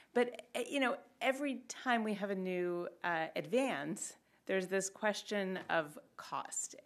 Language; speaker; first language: English; native; English